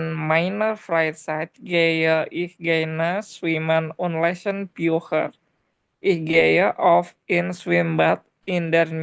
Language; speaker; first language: German; non-native, learner; Indonesian